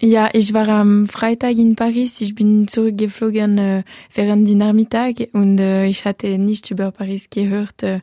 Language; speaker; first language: German; non-native, local second language; French